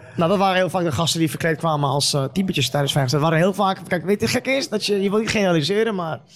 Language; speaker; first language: Dutch; native; Dutch